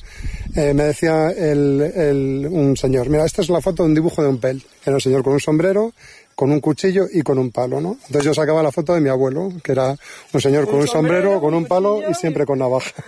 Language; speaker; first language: Spanish; native; Spanish